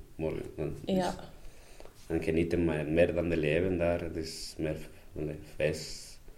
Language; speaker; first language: Dutch; non-native, learner; Spanish